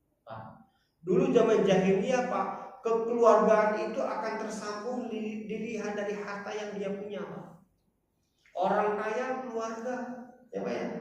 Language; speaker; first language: Indonesian; non-native, local second language; Batak Toba